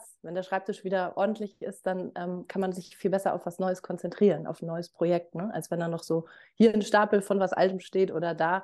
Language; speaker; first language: German; native; German